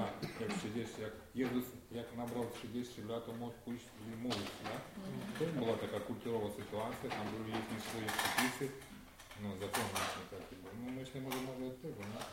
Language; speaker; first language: Polish; non-native, learner; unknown